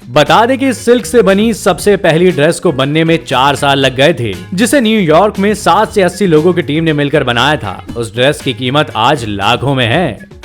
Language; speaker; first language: Hindi; native; Hindi